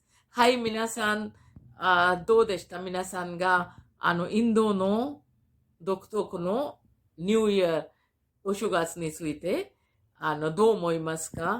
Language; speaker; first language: Japanese; non-native, fluent; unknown